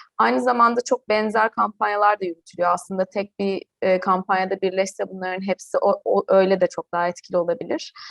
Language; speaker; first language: Turkish; native; Turkish